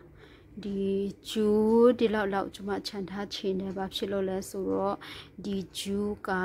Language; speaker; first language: Burmese; non-native, local second language; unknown